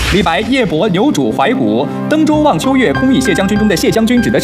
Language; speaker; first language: Chinese; native; Chinese